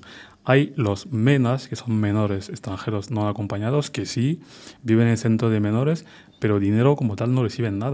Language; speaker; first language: Spanish; non-native, fluent; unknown